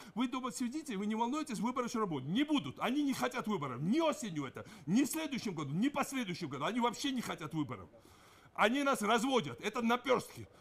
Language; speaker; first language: Russian; non-native, local second language; Georgian